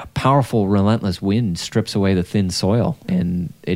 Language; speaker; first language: English; native; English